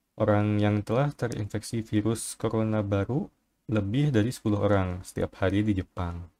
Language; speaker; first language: Indonesian; native; Indonesian